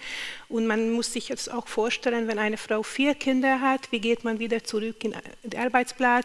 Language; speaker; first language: German; non-native, fluent; Hungarian